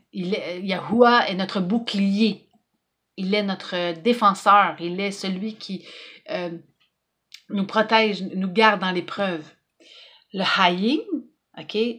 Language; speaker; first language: French; native; French